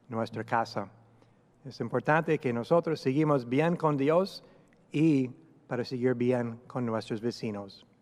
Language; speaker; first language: Spanish; non-native, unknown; English